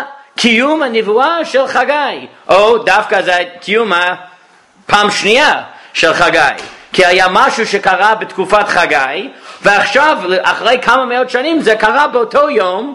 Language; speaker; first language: Hebrew; non-native, fluent; English